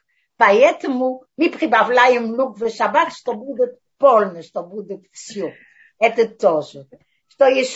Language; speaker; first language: Russian; non-native, fluent; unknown